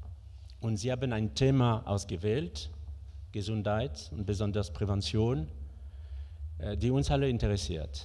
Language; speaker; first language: German; non-native, fluent; French